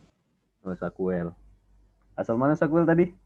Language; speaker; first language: Indonesian; native; Indonesian